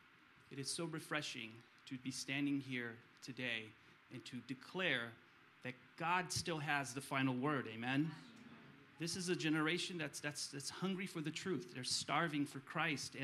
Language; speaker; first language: English; early bilingual, other home language; Romanian